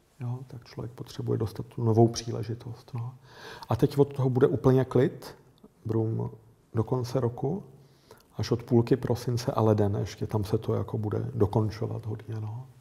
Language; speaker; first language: Czech; native; Czech